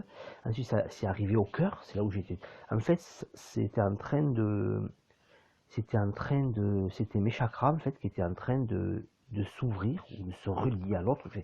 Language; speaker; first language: French; native; French